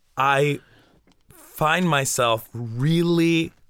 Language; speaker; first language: English; early bilingual, other home language; Spanish